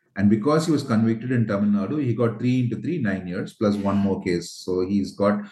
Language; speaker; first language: English; non-native, local second language; Tamil